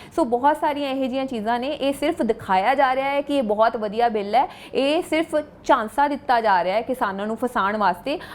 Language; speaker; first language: Punjabi; native; Punjabi